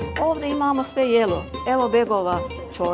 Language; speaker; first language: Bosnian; early bilingual, heritage; Bosnian